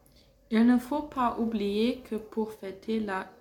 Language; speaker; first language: French; non-native, learner; German